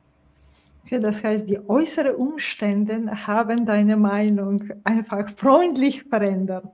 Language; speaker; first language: German; non-native, fluent; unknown